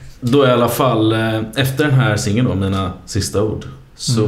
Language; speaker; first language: Swedish; native; Swedish